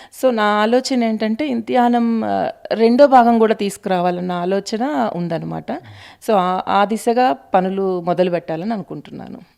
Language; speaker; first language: Telugu; native; Telugu